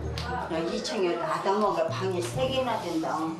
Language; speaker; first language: Korean; native; Korean